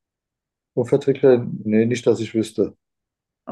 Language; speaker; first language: German; non-native, fluent; Turkish